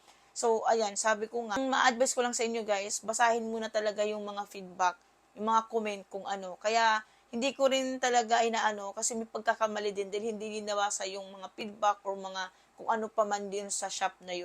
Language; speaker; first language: Filipino; native; Filipino